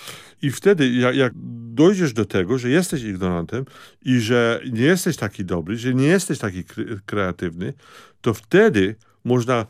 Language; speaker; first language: Polish; early bilingual, heritage; Polish